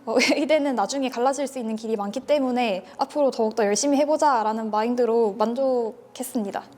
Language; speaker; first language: Korean; native; Korean